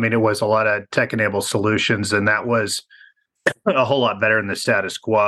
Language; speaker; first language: English; native; English